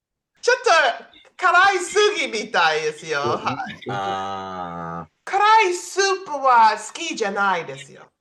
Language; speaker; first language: Japanese; non-native, learner; English